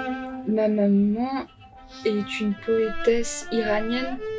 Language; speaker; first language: French; non-native, fluent; Persian